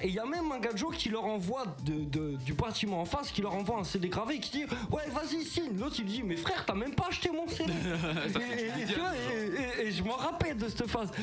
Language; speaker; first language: French; native; French